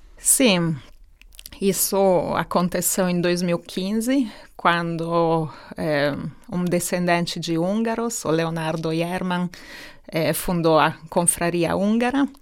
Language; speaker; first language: Portuguese; non-native, fluent; Hungarian